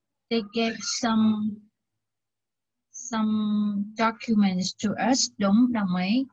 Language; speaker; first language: English; non-native, fluent; Vietnamese